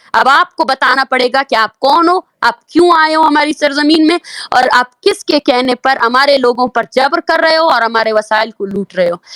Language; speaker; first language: Urdu; non-native, local second language; Baluchi